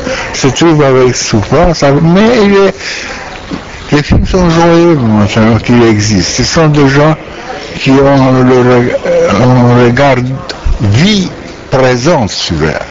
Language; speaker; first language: French; non-native, learner; Romanian